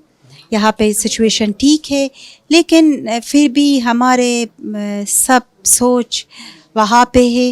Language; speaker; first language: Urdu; non-native, fluent; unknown